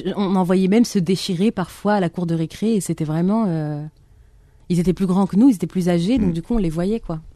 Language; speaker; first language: French; non-native, local second language; Arabic